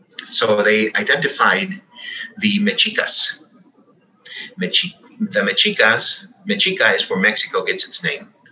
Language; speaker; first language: English; early bilingual, other home language; Spanish